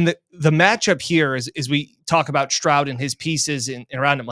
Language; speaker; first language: English; native; English